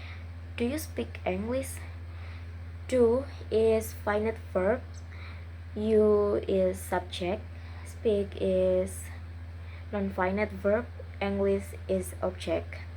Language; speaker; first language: English; non-native, learner; Indonesian